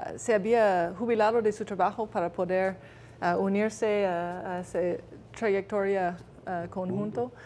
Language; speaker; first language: Spanish; non-native, fluent; English